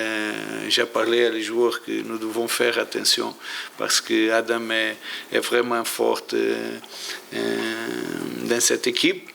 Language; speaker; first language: French; non-native, learner; Portuguese